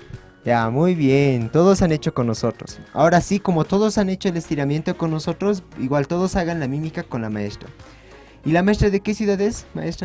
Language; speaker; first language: Spanish; native; Spanish